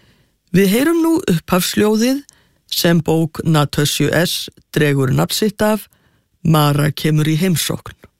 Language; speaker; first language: Icelandic; native; Icelandic